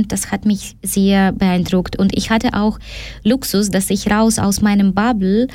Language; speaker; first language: German; non-native, fluent; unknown